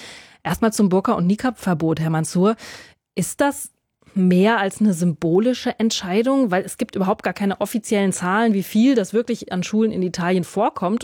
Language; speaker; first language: German; native; German